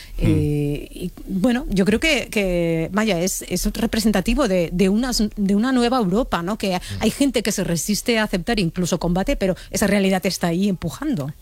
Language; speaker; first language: Spanish; native; Spanish